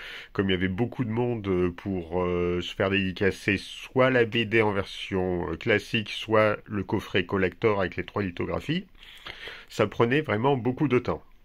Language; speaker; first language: French; native; French